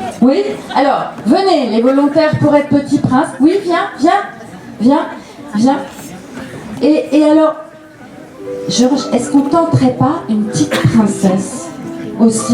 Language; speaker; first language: French; native; French